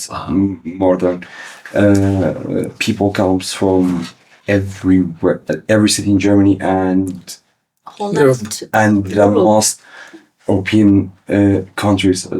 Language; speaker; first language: English; early bilingual, other home language; Kurdish